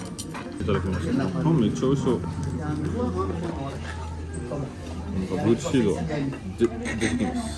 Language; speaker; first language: Japanese; non-native, learner; French